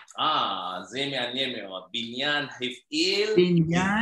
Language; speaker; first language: Hebrew; non-native, learner; Indonesian